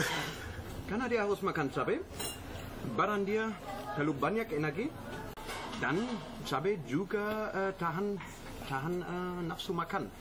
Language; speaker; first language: Indonesian; non-native, fluent; German